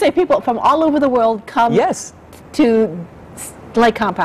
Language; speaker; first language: English; native; English